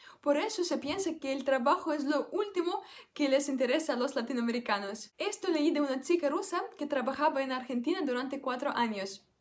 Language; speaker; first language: Spanish; non-native, fluent; Russian